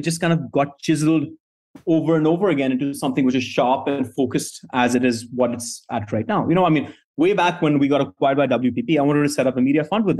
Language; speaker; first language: English; non-native, local second language; Hindi